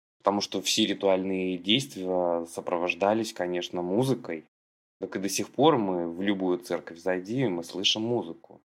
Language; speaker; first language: Russian; native; Russian